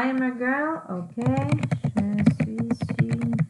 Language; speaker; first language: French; non-native, learner; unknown